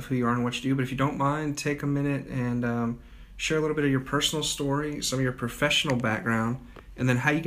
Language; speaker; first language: English; native; English